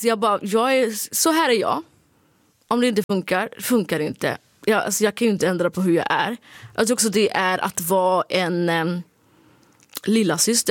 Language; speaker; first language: Swedish; early bilingual, other home language; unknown